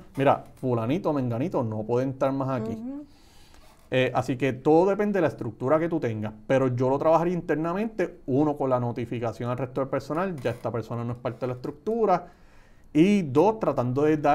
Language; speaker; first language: Spanish; native; Spanish